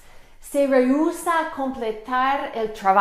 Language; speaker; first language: Spanish; non-native, fluent; English